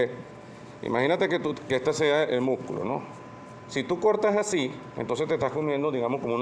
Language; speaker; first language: Spanish; native; Spanish